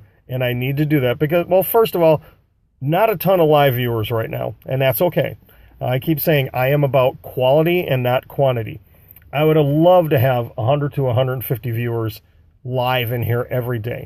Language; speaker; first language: English; native; English